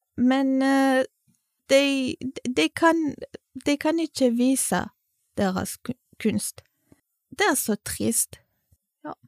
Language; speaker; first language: Norwegian; non-native, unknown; Kurdish